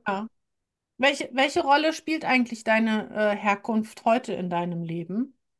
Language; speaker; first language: German; native; German